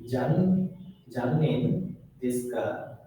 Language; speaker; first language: Japanese; non-native, learner; Bangla